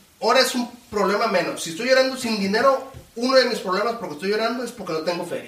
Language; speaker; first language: Spanish; early bilingual, heritage; Spanish